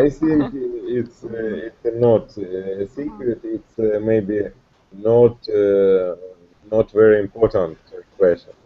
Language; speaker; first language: English; non-native, learner; Russian